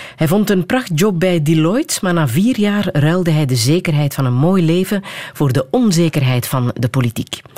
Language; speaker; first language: Dutch; native; Dutch